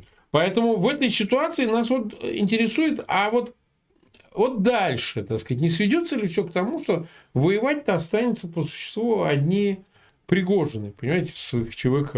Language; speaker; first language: Russian; native; Russian